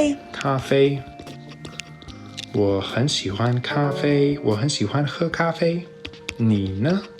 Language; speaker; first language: Chinese; non-native, learner; English